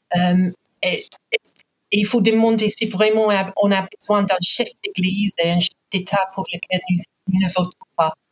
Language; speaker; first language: French; non-native, fluent; English